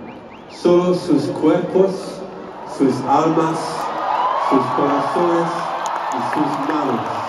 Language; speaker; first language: Spanish; non-native, learner; English